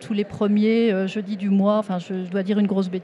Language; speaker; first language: French; native; French